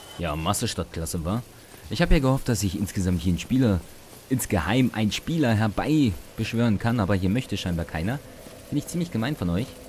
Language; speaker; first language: German; early bilingual, other home language; Ukrainian